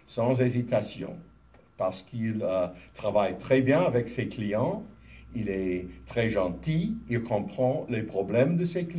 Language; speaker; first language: French; non-native, learner; English